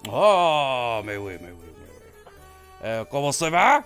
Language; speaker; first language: French; non-native, learner; English